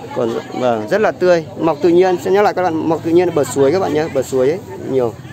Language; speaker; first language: Vietnamese; native; Vietnamese